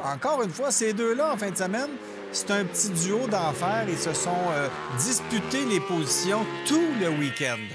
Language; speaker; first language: French; native; French